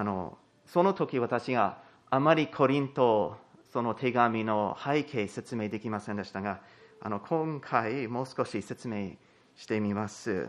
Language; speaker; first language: Japanese; non-native, fluent; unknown